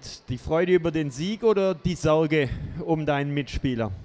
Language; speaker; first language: German; native; German